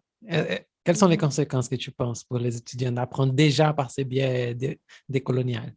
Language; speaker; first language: French; non-native, fluent; Portuguese